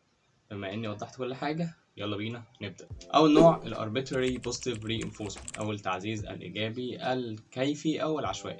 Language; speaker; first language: Arabic; native; Arabic